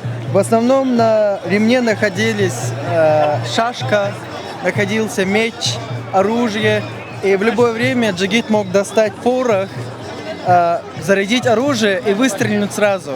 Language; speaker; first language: Russian; non-native, local second language; Chechen